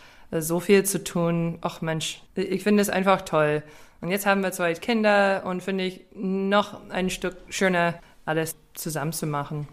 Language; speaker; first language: German; non-native, fluent; English